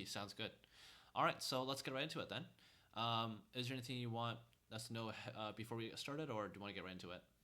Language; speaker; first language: English; native; English